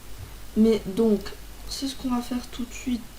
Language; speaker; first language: French; native; French